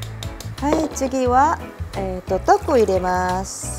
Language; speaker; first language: Japanese; non-native, fluent; Korean